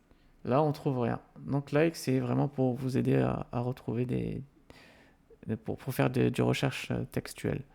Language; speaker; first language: French; native; French